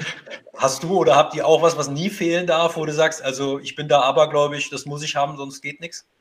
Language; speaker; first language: German; native; German